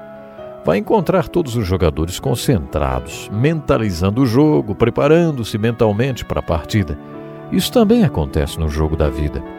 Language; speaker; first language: Portuguese; native; Portuguese